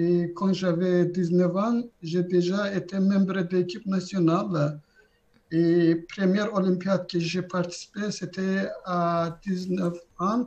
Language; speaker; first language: French; non-native, fluent; Azerbaijani